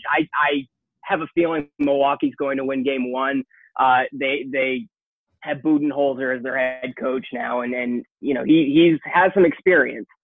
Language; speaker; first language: English; native; English